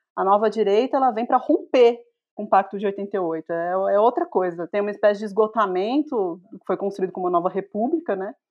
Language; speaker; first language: Portuguese; native; Portuguese